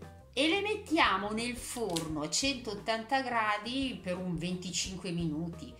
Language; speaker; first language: Italian; native; Italian